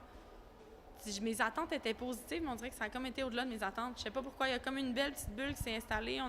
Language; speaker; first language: French; native; French